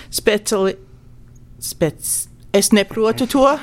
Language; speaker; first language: Latvian; early bilingual, heritage; Latvian